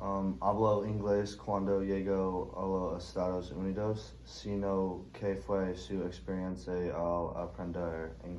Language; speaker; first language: Spanish; non-native, learner; English